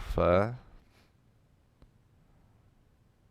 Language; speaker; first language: German; non-native, learner; English